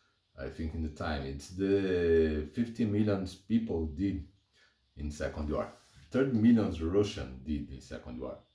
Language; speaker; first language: English; non-native, learner; Portuguese